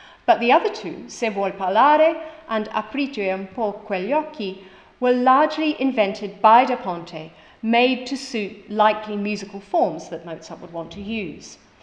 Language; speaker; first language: English; native; English